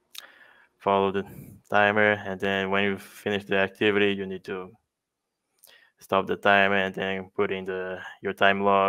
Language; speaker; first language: English; non-native, fluent; Portuguese